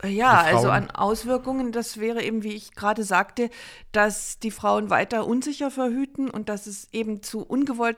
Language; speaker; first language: German; native; German